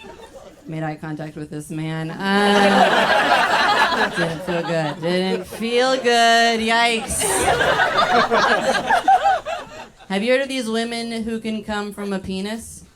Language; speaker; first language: English; native; English